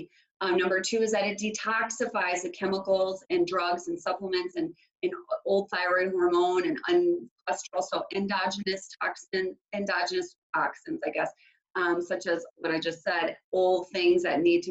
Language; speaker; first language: English; native; English